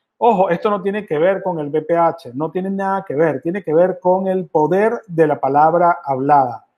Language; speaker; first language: Spanish; native; Spanish